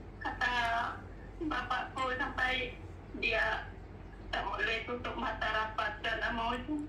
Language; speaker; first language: Indonesian; non-native, local second language; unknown